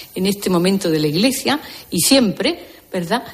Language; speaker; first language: Spanish; native; Spanish